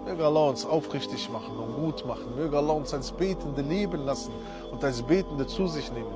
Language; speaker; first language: German; early bilingual, other home language; Romany